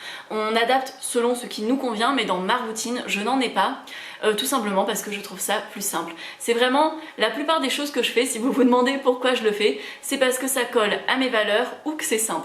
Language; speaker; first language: French; native; French